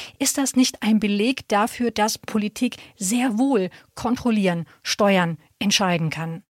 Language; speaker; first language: German; native; German